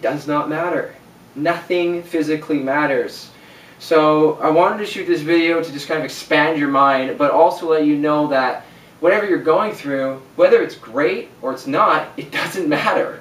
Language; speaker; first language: English; native; English